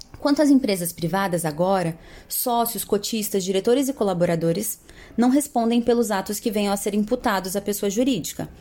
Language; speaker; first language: Portuguese; native; Portuguese